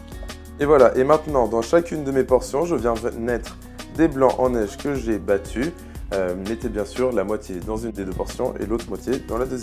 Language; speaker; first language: French; native; French